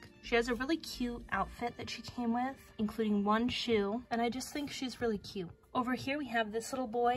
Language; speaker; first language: English; native; English